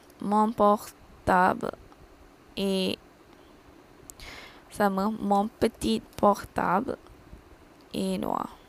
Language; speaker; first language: French; non-native, learner; Malay